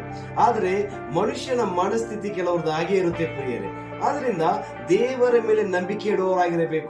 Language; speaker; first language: Kannada; native; Kannada